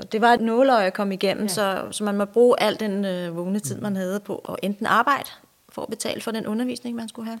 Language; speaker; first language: Danish; native; Danish